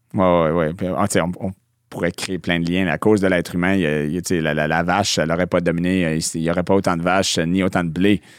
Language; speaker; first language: French; non-native, local second language; English